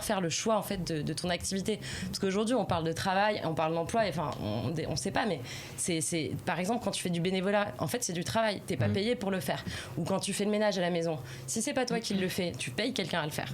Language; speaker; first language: French; native; French